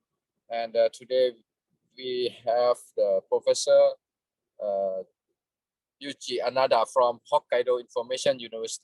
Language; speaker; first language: English; non-native, fluent; Thai